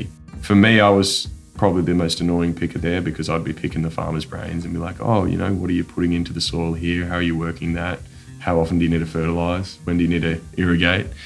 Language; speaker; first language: English; native; English